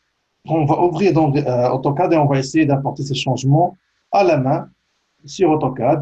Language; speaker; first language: French; native; French